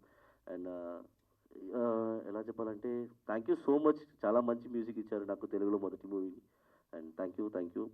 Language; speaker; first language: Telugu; non-native, learner; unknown